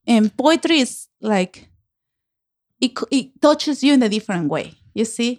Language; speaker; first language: English; non-native, fluent; Spanish